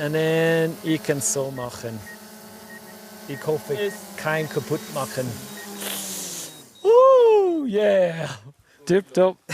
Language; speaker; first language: German; non-native, learner; English